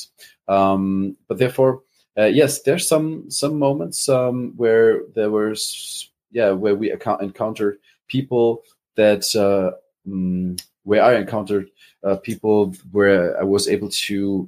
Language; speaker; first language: English; non-native, fluent; German